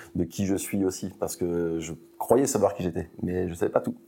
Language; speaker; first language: French; native; French